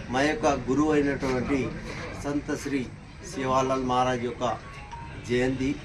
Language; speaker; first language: Telugu; non-native, local second language; Lambadi